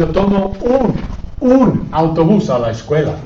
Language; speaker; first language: Spanish; non-native, fluent; English